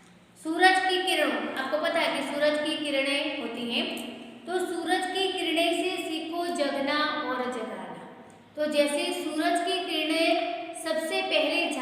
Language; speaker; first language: Hindi; non-native, local second language; Gujarati